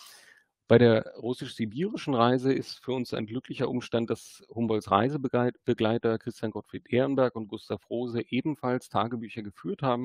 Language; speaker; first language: German; native; German